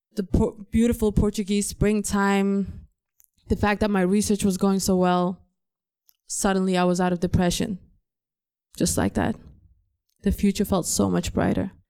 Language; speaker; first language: English; non-native, fluent; Danish